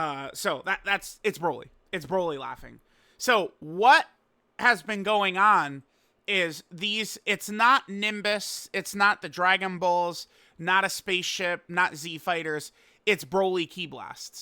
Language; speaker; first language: English; native; English